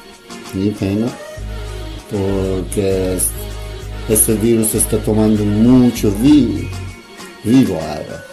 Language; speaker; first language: Spanish; non-native, learner; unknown